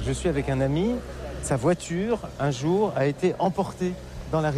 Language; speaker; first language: French; native; French